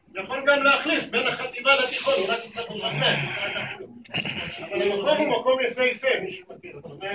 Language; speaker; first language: Hebrew; native; Hebrew